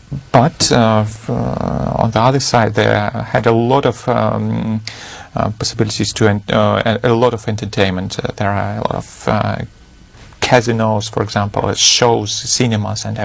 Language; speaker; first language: English; non-native, fluent; Russian